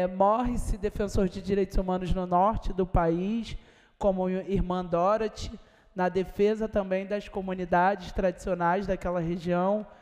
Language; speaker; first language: Portuguese; native; Portuguese